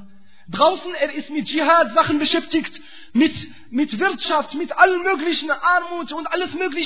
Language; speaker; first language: German; non-native, fluent; Arabic